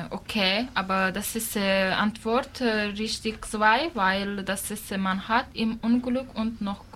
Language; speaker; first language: German; non-native, learner; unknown